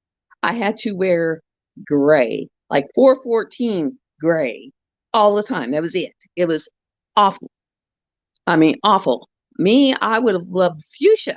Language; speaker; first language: English; native; English